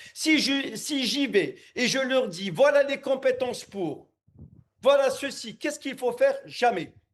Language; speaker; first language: French; non-native, local second language; Arabic